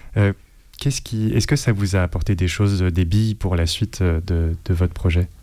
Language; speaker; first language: French; native; French